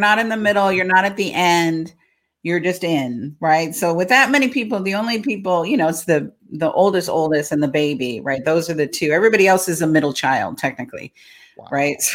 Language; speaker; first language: English; native; English